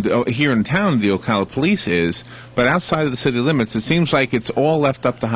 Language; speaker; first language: English; native; English